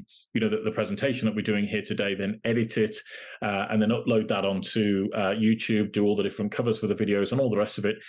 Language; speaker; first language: English; native; English